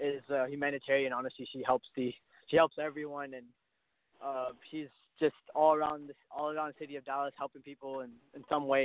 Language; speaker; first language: English; native; English